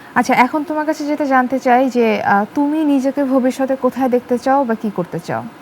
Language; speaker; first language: Bangla; native; Bangla